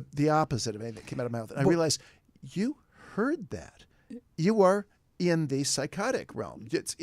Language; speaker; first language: English; native; English